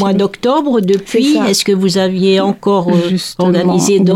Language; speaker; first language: French; native; French